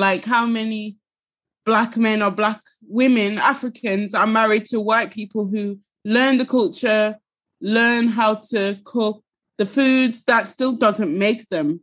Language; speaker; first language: English; early bilingual, other home language; Ga